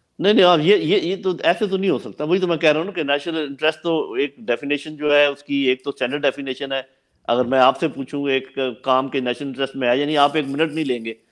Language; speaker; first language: Urdu; non-native, local second language; Punjabi